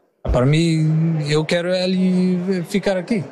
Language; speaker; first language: Portuguese; non-native, learner; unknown